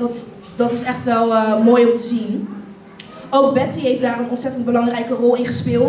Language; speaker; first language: Dutch; native; Dutch